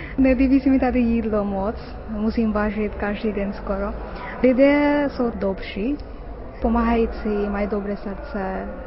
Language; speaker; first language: Czech; non-native, learner; Hindi